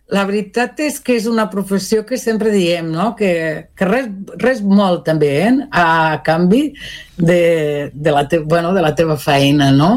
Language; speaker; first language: Catalan; non-native, local second language; Spanish